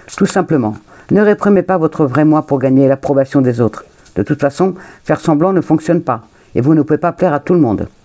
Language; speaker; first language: French; early bilingual, other home language; Portuguese